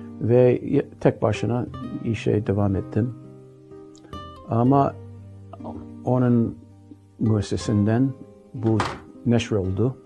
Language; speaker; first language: Turkish; non-native, fluent; English